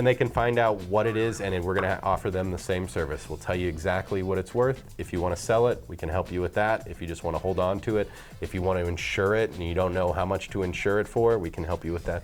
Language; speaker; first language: English; native; English